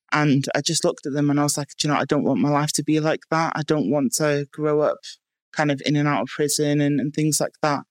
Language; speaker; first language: English; native; English